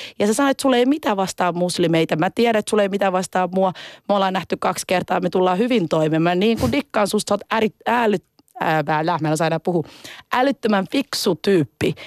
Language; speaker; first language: Finnish; early bilingual, other home language; Somali